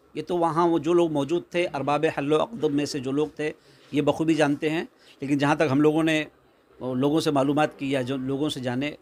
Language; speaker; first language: Hindi; native; Hindi